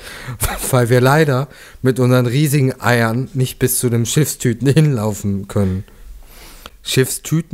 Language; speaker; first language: German; native; German